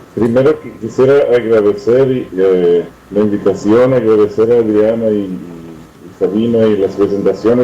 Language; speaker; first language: Spanish; non-native, fluent; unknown